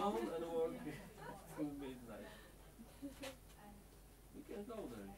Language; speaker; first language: English; non-native, learner; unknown